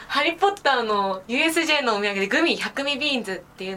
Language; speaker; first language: Japanese; native; Japanese